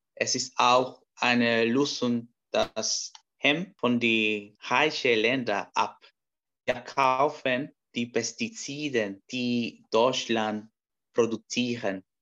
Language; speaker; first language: German; non-native, learner; Spanish